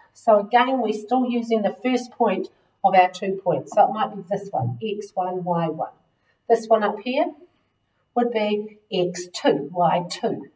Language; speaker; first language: English; native; English